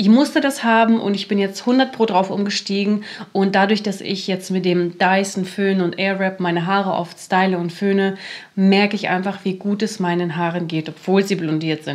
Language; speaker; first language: German; native; German